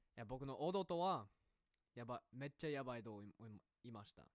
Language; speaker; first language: Japanese; non-native, learner; English